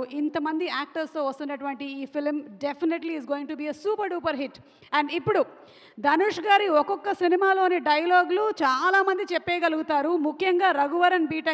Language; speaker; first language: Telugu; native; Telugu